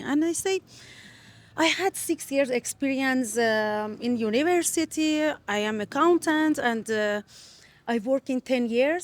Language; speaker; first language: English; non-native, learner; Persian